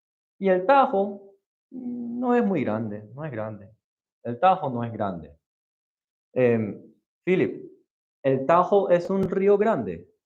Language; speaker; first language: Spanish; non-native, fluent; English